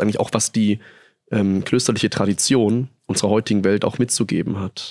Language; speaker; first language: German; native; German